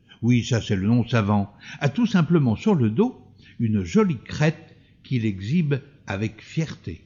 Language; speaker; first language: French; native; French